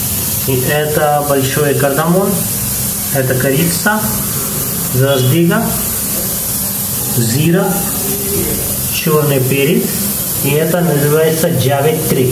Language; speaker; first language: Russian; non-native, learner; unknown